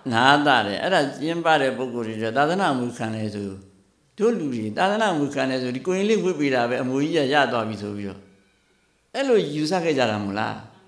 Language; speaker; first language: Burmese; native; Burmese